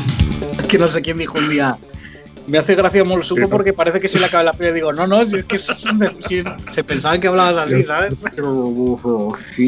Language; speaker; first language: Spanish; native; Spanish